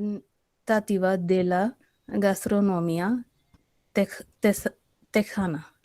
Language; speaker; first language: Spanish; non-native, learner; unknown